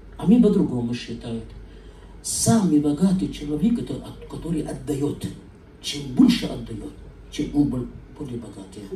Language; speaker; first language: Russian; non-native, fluent; Arabic